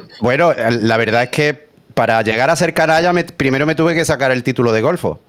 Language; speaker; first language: Spanish; native; Spanish